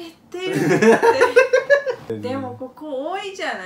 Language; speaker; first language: Japanese; non-native, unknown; Spanish